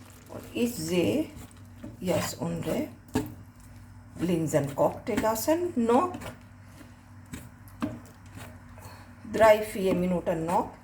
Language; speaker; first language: German; non-native, learner; Hindi